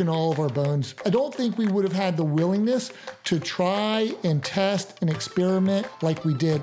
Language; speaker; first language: English; native; English